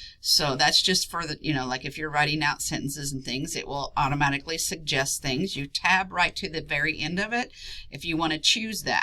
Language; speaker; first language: English; native; English